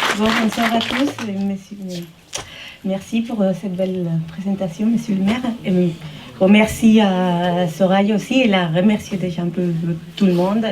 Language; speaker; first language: French; early bilingual, heritage; French